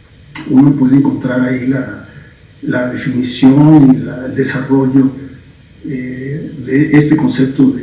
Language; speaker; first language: Spanish; native; Spanish